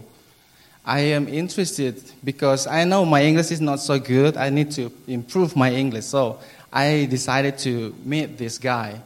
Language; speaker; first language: English; non-native, learner; Indonesian